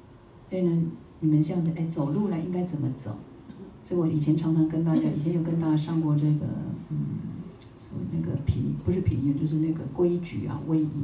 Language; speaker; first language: Chinese; native; Chinese